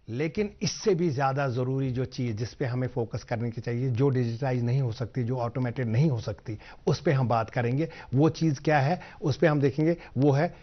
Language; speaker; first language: Hindi; non-native, local second language; Kashmiri